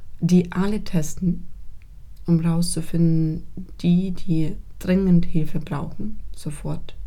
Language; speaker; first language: German; non-native, fluent; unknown